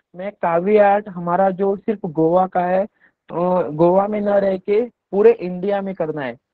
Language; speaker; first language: Hindi; non-native, local second language; Konkani